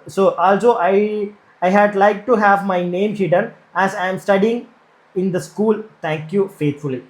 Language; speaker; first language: English; non-native, local second language; Malayalam